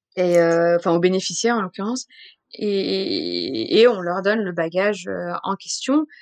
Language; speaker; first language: French; native; French